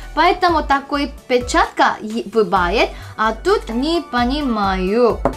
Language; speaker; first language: Russian; non-native, learner; Korean